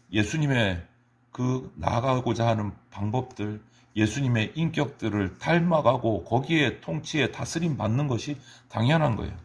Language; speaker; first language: Korean; native; Korean